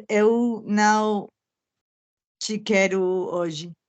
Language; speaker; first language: Portuguese; non-native, fluent; Spanish